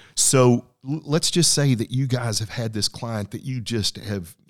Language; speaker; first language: English; native; English